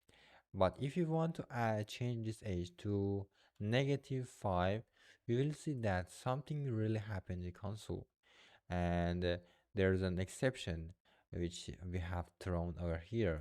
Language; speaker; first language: English; non-native, fluent; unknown